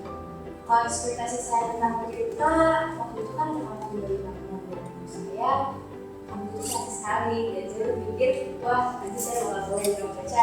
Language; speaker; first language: Indonesian; early bilingual, heritage; Indonesian